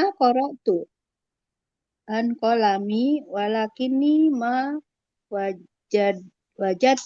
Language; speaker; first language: Arabic; non-native, learner; Indonesian